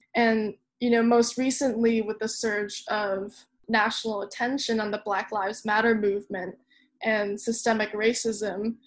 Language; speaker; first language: English; non-native, local second language; Cantonese